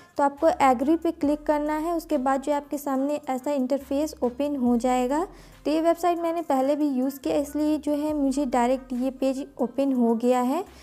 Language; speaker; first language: Hindi; native; Hindi